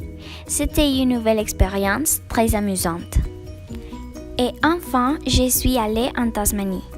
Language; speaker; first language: French; non-native, learner; Spanish